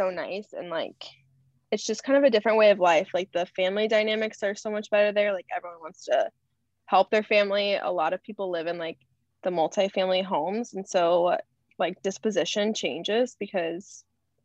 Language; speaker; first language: English; native; English